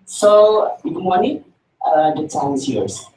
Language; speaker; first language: English; non-native, learner; Indonesian